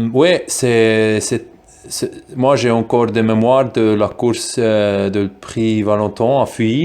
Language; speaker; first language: French; non-native, local second language; German